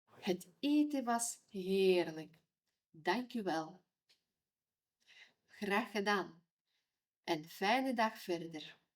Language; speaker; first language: Dutch; non-native, fluent; Ukrainian